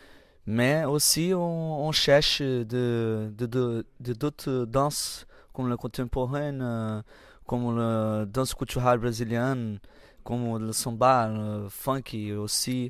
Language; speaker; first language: French; non-native, learner; Portuguese